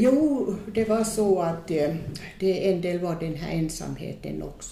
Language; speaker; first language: Swedish; non-native, fluent; Finnish